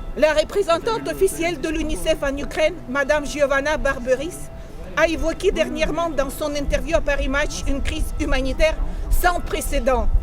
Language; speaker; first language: French; non-native, learner; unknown